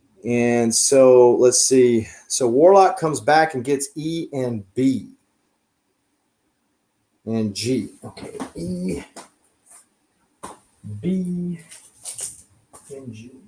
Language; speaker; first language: English; native; English